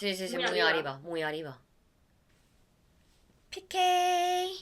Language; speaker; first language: Spanish; non-native, learner; Korean